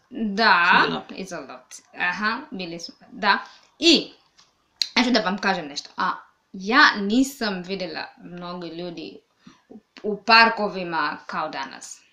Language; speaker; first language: Serbian; non-native, learner; Swahili